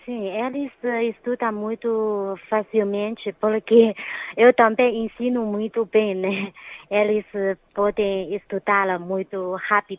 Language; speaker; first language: Portuguese; non-native, fluent; Chinese